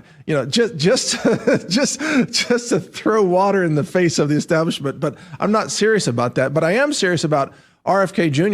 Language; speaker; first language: English; native; English